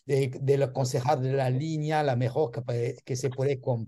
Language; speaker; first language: Spanish; non-native, learner; French